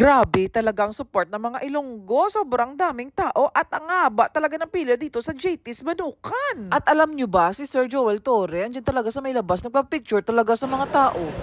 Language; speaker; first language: Filipino; non-native, local second language; Hiligaynon